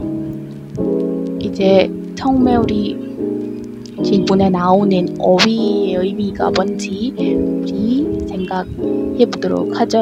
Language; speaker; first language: Korean; non-native, learner; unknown